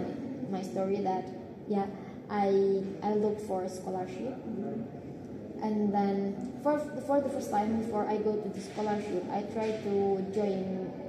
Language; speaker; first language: English; non-native, learner; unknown